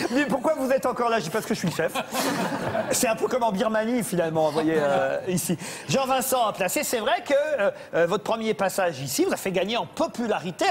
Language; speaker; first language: French; native; French